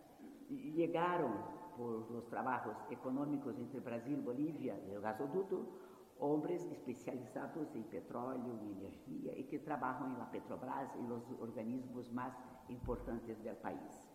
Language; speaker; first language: Spanish; non-native, fluent; Portuguese